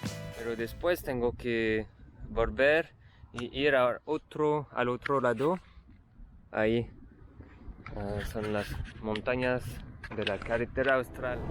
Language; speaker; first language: Spanish; non-native, learner; French